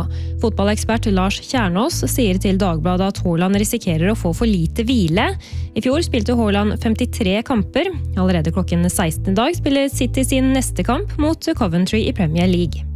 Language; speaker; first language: Norwegian; native; Norwegian